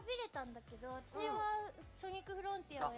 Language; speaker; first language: Japanese; native; Japanese